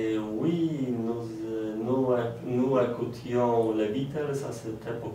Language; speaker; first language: French; non-native, learner; Polish